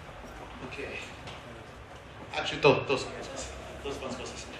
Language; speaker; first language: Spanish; non-native, learner; English